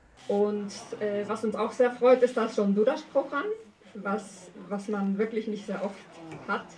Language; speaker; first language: German; non-native, fluent; Spanish